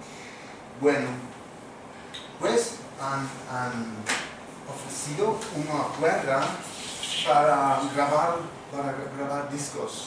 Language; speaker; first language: Spanish; non-native, fluent; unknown